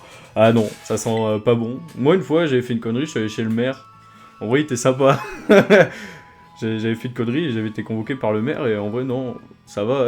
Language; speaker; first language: French; native; French